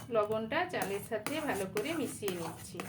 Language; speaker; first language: Bangla; native; Bangla